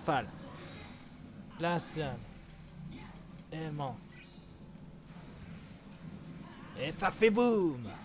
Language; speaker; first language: French; native; French